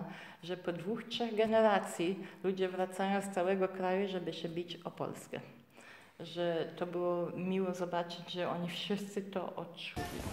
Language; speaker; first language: Polish; early bilingual, heritage; Polish